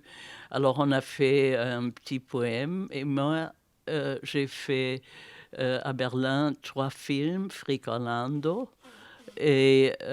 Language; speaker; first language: French; non-native, fluent; German